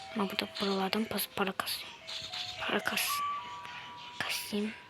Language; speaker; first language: Turkish; non-native, learner; Azerbaijani